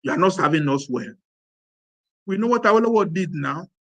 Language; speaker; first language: English; non-native, local second language; Yoruba